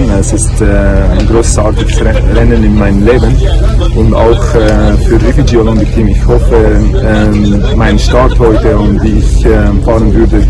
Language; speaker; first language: German; non-native, fluent; Arabic